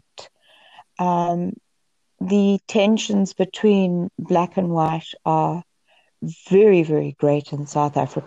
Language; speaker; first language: English; native; English